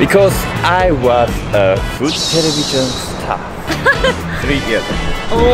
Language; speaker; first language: English; non-native, learner; Japanese